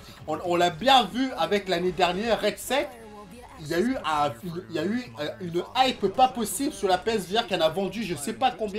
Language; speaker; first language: French; native; French